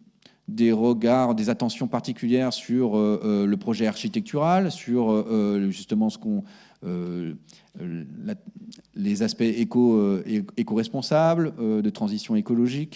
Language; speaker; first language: French; native; French